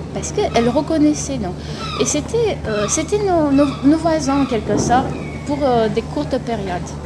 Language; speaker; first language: French; non-native, fluent; Romanian